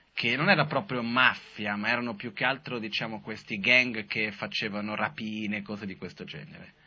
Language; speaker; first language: Italian; non-native, fluent; Portuguese